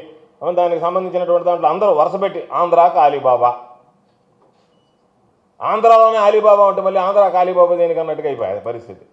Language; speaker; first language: Telugu; native; Telugu